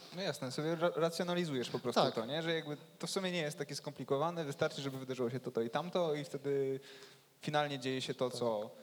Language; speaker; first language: Polish; native; Polish